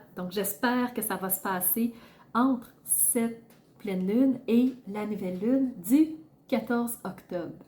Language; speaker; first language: French; native; French